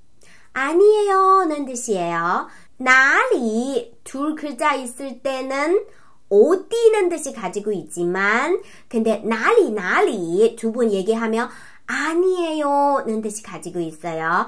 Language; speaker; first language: Korean; non-native, fluent; Chinese